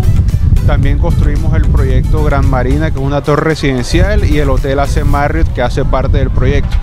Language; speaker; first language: Spanish; native; Spanish